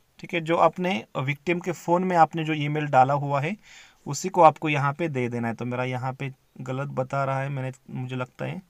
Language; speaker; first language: Hindi; non-native, local second language; Marathi